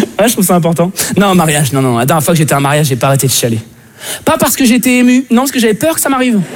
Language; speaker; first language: French; native; French